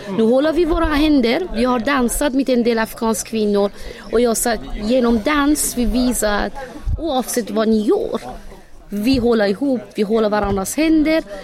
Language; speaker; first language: Swedish; non-native, fluent; Persian